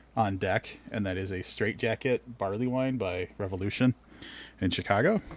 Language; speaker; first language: English; native; English